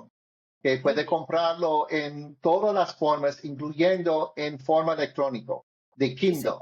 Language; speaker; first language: Spanish; non-native, learner; English